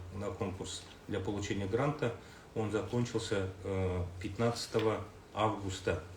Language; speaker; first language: Russian; non-native, local second language; Kazakh